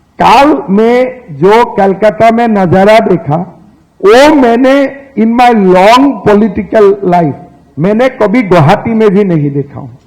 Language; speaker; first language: Hindi; non-native, local second language; Assamese